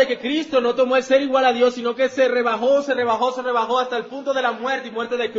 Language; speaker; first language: Spanish; native; Spanish